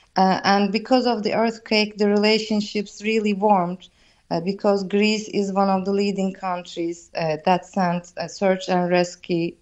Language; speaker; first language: English; non-native, fluent; Turkish